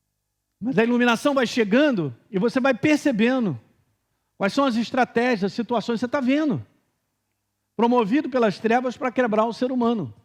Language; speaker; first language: Portuguese; native; Portuguese